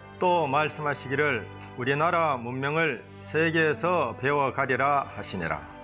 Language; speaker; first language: Korean; native; Korean